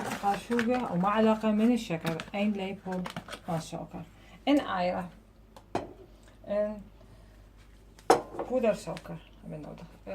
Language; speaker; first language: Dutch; non-native, learner; Arabic